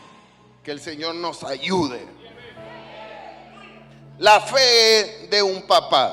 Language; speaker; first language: Spanish; native; Spanish